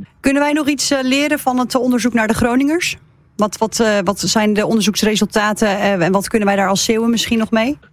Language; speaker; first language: Dutch; native; Dutch